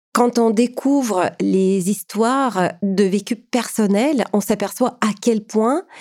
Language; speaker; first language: French; non-native, fluent; Ukrainian